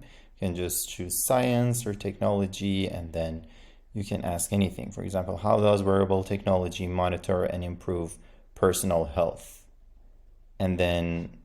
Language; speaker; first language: English; non-native, fluent; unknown